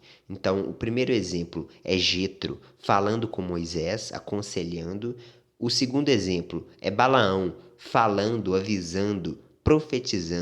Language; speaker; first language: Portuguese; native; Portuguese